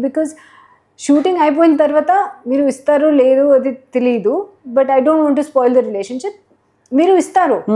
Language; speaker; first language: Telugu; non-native, learner; Hindi